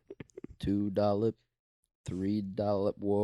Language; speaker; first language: English; native; English